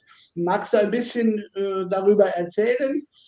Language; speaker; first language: German; native; German